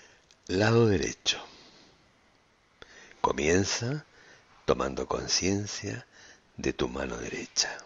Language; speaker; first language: Spanish; native; Spanish